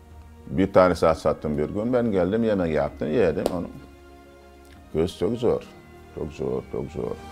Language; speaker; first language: Turkish; non-native, learner; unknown